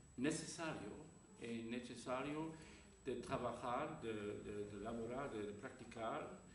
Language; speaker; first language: Spanish; non-native, learner; German